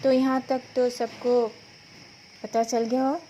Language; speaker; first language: Hindi; non-native, local second language; Assamese